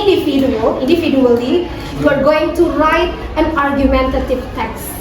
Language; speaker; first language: English; non-native, fluent; Indonesian